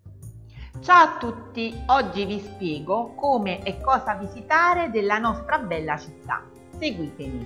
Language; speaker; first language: Italian; native; Italian